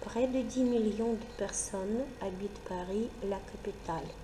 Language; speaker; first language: French; non-native, fluent; Ukrainian